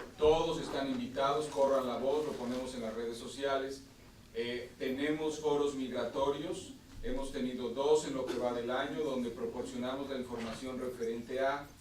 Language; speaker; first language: Spanish; native; Spanish